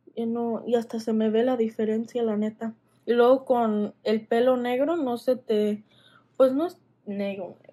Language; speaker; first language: Spanish; early bilingual, heritage; Spanish